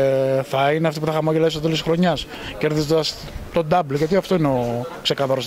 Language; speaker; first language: Greek; native; Greek